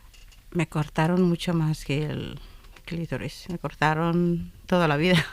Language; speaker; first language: Spanish; non-native, fluent; Somali